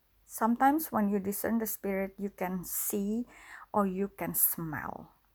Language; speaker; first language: English; non-native, fluent; Indonesian